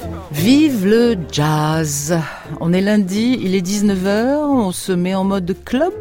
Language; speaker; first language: French; native; French